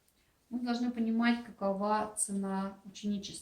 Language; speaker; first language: Russian; native; Russian